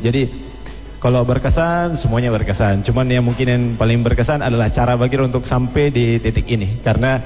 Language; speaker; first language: Indonesian; native; Indonesian